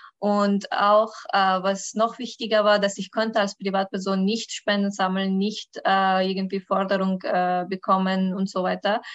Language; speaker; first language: German; non-native, learner; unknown